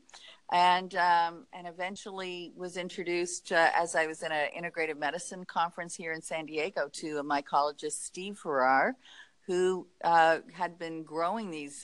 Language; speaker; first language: English; native; English